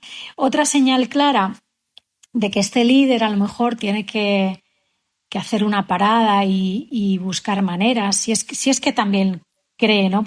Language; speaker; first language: Spanish; native; Spanish